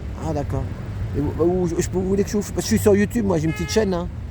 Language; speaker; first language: French; native; French